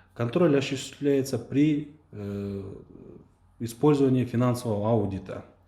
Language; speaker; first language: Russian; non-native, local second language; Kyrgyz